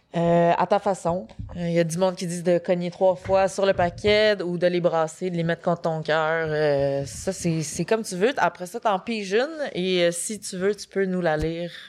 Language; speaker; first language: French; native; French